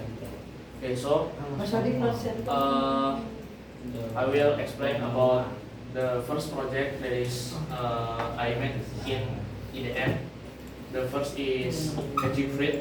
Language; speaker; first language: English; non-native, learner; Indonesian